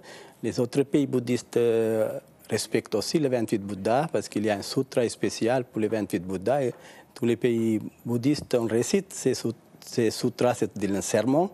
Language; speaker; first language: French; non-native, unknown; Sinhala